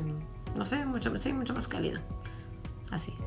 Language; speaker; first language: Spanish; non-native, fluent; French